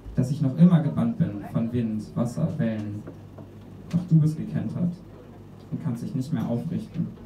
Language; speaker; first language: German; native; German